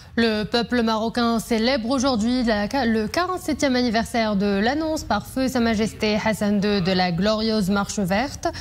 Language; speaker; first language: French; non-native, local second language; Arabic